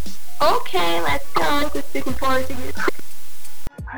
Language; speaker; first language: English; non-native, learner; Portuguese